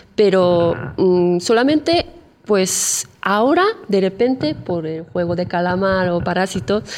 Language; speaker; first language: Spanish; non-native, fluent; Korean